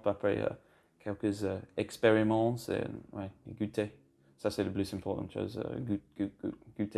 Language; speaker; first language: French; non-native, learner; English